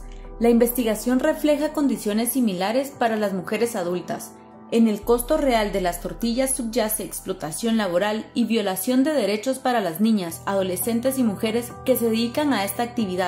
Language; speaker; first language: Spanish; native; Spanish